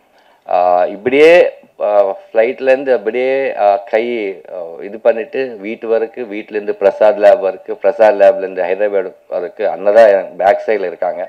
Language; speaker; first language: Tamil; non-native, local second language; Telugu